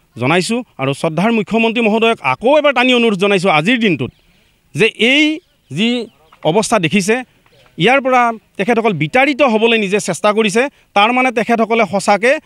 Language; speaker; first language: Assamese; native; Assamese